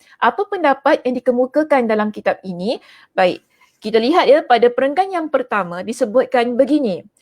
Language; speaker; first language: Malay; native; Malay